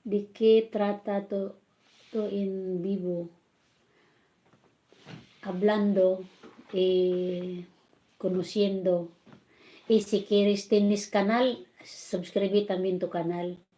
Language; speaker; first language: Spanish; non-native, learner; Filipino